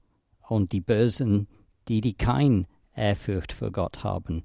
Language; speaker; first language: German; non-native, fluent; English